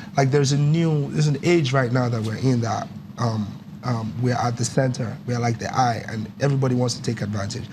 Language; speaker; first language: English; non-native, local second language; Yoruba